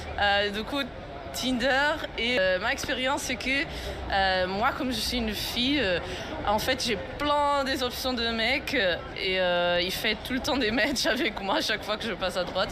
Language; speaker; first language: French; non-native, fluent; Spanish